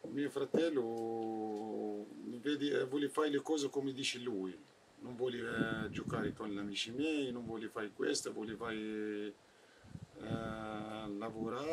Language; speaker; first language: Italian; non-native, learner; Arabic